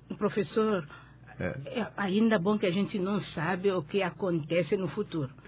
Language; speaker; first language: Portuguese; non-native, fluent; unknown